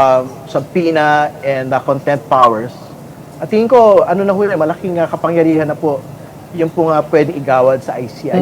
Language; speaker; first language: Filipino; native; Filipino